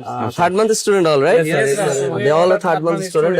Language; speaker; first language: English; non-native, learner; Bangla